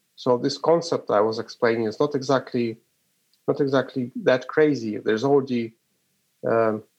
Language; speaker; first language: English; non-native, fluent; Ukrainian